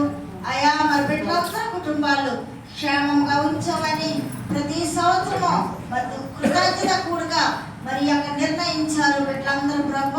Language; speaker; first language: Telugu; native; Telugu